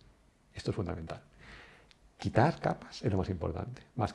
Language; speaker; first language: Spanish; native; Spanish